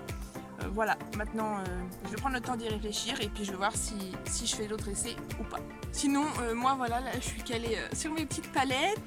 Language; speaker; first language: French; native; French